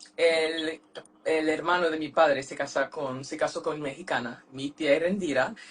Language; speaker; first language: Spanish; non-native, learner; French